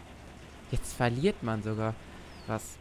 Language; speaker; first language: German; native; German